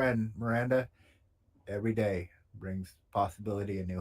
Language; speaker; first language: English; native; English